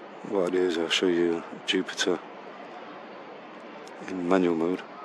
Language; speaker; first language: English; early bilingual, other home language; Spanish